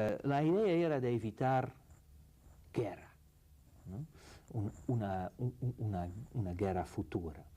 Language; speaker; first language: Spanish; non-native, fluent; Dutch